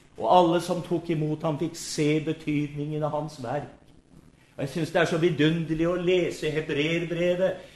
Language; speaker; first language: Norwegian; native; Norwegian